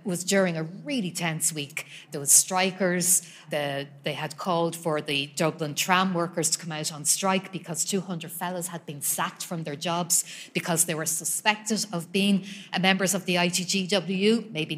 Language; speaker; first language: English; native; English